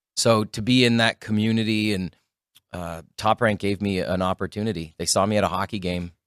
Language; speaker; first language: English; native; English